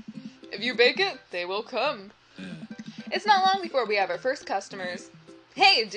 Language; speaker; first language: English; native; English